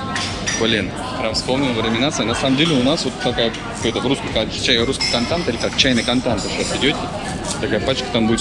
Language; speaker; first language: Russian; native; Russian